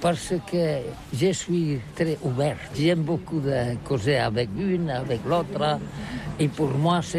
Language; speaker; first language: French; non-native, learner; Catalan